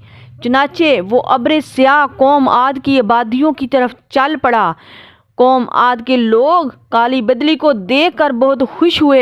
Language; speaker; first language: Urdu; native; Urdu